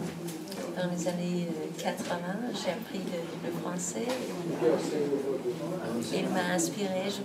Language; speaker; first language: French; non-native, fluent; Danish